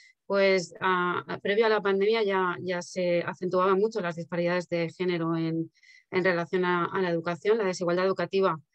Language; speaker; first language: Spanish; native; Spanish